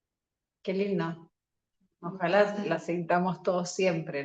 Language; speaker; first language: Spanish; native; Spanish